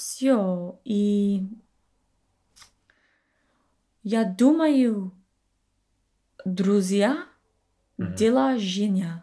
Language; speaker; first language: Russian; non-native, learner; English